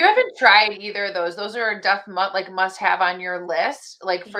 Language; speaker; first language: English; native; English